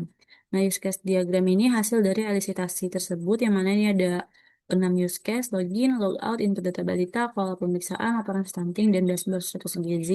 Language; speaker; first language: Indonesian; native; Indonesian